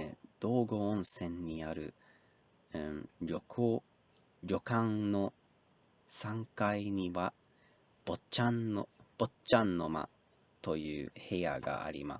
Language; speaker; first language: Japanese; non-native, learner; English